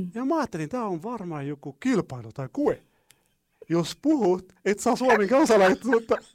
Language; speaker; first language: Finnish; non-native, fluent; Arabic